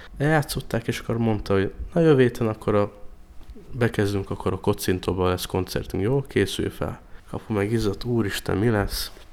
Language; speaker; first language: Hungarian; native; Hungarian